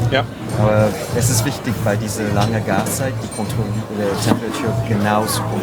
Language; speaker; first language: German; non-native, learner; French